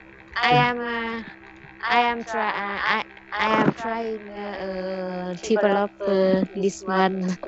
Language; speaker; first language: English; non-native, learner; Vietnamese